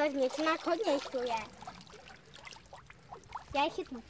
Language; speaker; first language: Czech; early bilingual, heritage; Czech